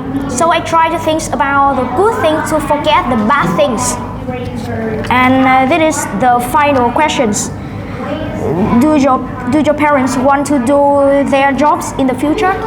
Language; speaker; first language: English; non-native, learner; Vietnamese